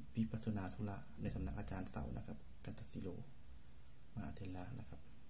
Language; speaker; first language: Thai; native; Thai